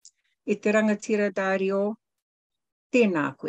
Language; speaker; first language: Māori; non-native, local second language; English